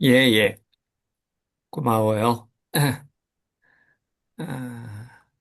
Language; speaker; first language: Korean; native; Korean